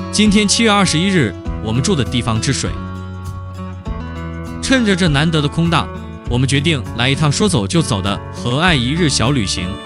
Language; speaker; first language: Chinese; native; Chinese